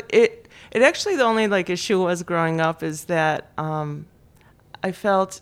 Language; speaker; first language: English; early bilingual, other home language; Polish